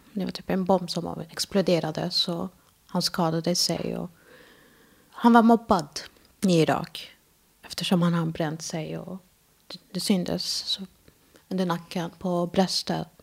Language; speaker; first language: Swedish; non-native, fluent; Arabic